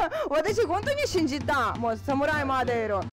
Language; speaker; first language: Japanese; non-native, learner; Russian